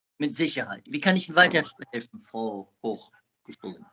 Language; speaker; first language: German; native; German